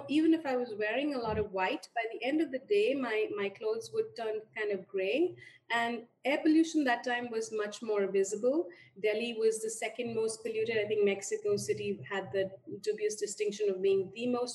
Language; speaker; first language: English; non-native, local second language; Hindi